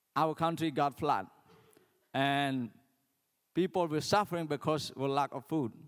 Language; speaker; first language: English; non-native, learner; Khmer